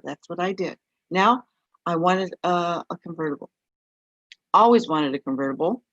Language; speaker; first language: English; native; English